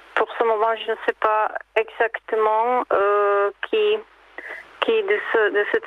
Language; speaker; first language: French; non-native, fluent; Czech